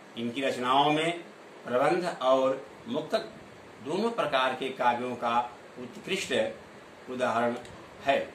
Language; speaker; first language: Hindi; native; Hindi